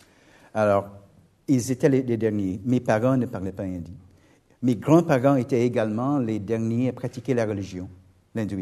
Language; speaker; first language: French; non-native, fluent; English